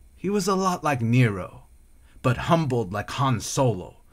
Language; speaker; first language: English; native; English